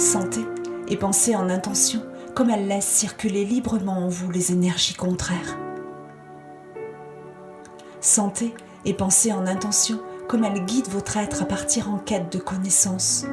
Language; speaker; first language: French; native; French